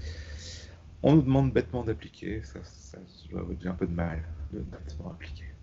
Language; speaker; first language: French; native; French